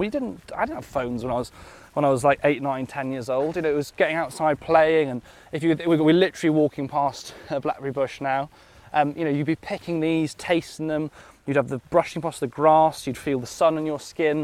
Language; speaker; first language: English; native; English